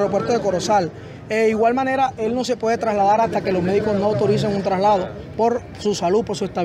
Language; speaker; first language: Spanish; native; Spanish